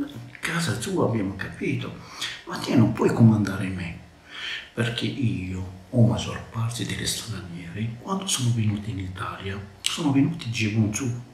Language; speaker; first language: Italian; non-native, learner; Arabic